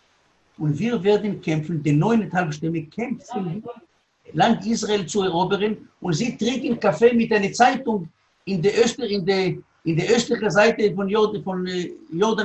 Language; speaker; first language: German; non-native, learner; Hebrew